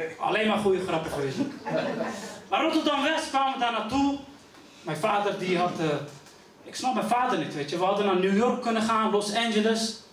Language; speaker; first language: Dutch; early bilingual, other home language; Riffian